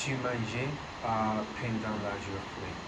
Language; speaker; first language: French; non-native, learner; Spanish